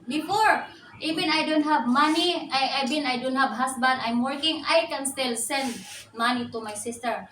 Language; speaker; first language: English; non-native, local second language; Cebuano